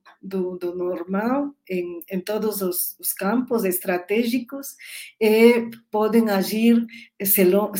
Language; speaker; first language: Portuguese; non-native, learner; Spanish